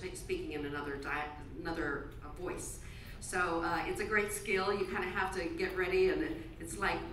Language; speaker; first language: English; native; English